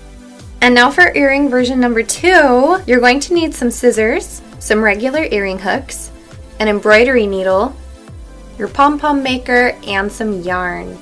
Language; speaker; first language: English; native; English